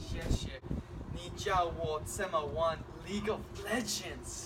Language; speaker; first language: Chinese; non-native, learner; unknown